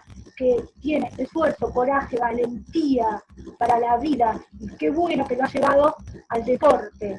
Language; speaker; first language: Spanish; native; Spanish